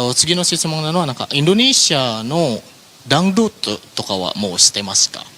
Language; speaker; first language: Japanese; non-native, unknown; Indonesian